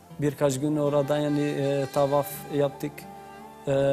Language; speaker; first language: Turkish; non-native, learner; Albanian